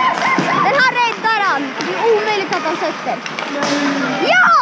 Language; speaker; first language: Swedish; native; Swedish